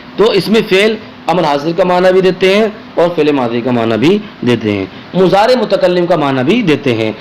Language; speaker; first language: Urdu; native; Urdu